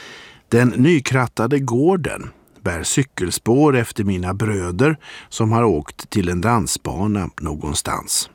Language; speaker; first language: Swedish; native; Swedish